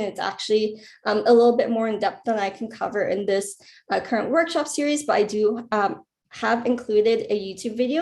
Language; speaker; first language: English; native; English